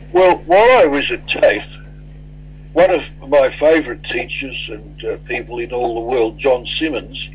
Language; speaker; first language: English; native; English